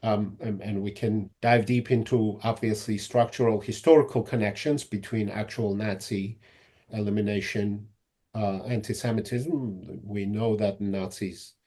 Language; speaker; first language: English; non-native, fluent; Georgian